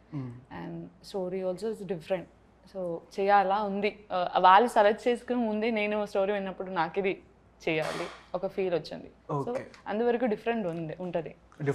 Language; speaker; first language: Telugu; non-native, learner; Malayalam